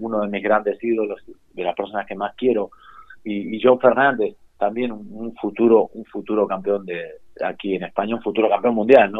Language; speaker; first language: Spanish; native; Spanish